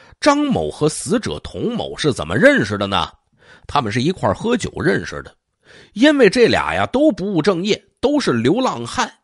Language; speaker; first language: Chinese; native; Chinese